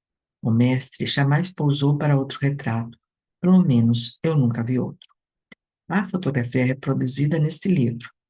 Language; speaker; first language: Portuguese; native; Portuguese